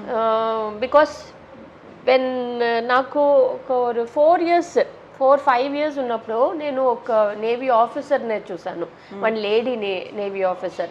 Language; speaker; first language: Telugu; non-native, learner; Tamil